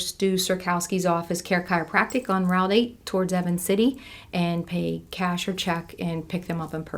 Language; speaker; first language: English; native; English